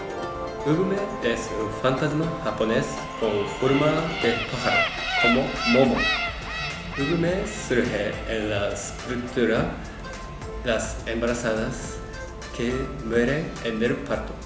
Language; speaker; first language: Spanish; non-native, learner; Japanese